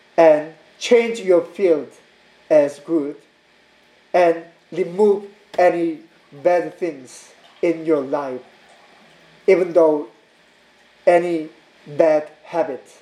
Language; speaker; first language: English; non-native, learner; Korean